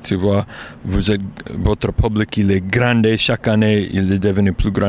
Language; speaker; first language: French; non-native, learner; English